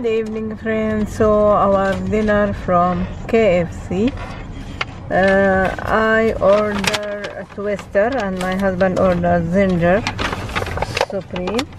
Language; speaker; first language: English; non-native, learner; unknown